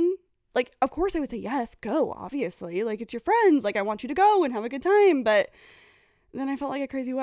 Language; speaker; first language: English; native; English